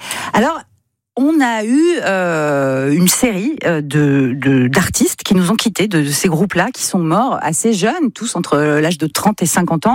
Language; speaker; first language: French; native; French